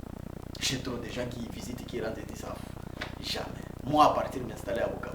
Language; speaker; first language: French; non-native, local second language; Swahili